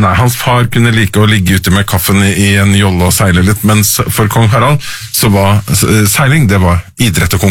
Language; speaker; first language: Norwegian; native; Norwegian